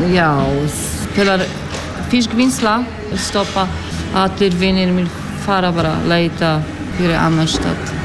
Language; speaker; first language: Icelandic; non-native, learner; Polish